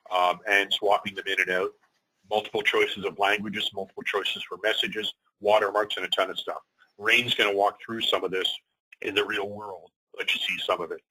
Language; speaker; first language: English; native; English